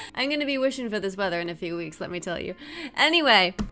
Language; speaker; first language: English; native; English